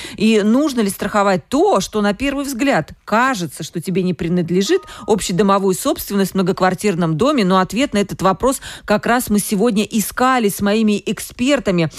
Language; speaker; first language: Russian; native; Russian